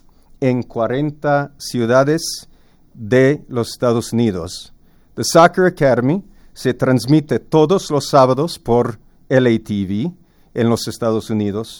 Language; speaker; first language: Spanish; non-native, fluent; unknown